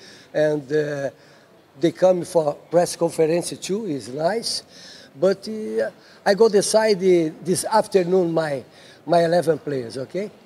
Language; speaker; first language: English; non-native, learner; Portuguese